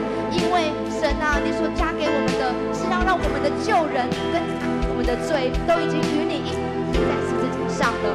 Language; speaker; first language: Chinese; native; Chinese